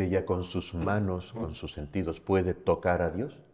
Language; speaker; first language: Spanish; native; Spanish